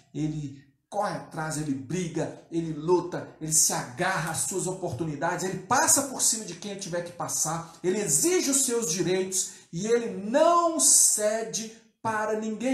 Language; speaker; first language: Portuguese; native; Portuguese